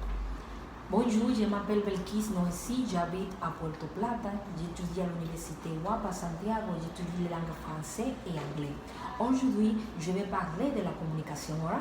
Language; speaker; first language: French; non-native, learner; Spanish